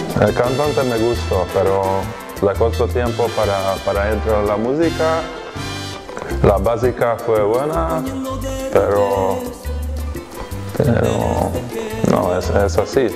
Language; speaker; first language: Spanish; non-native, fluent; Hungarian